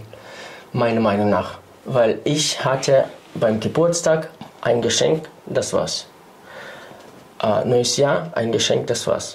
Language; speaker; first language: German; non-native, fluent; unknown